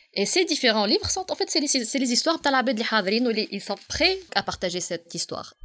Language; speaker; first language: French; non-native, local second language; Arabic